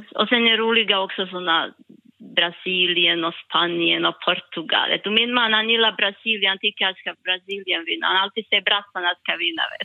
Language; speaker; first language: Swedish; non-native, learner; Bosnian